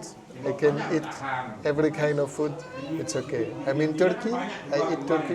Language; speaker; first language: English; non-native, fluent; French